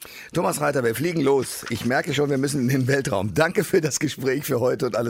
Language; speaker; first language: German; native; German